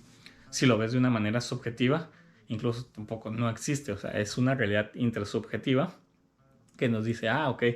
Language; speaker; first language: Spanish; native; Spanish